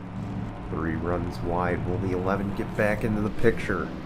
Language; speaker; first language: English; native; English